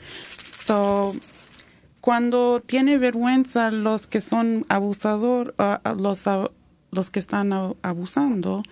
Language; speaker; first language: Spanish; early bilingual, heritage; Spanish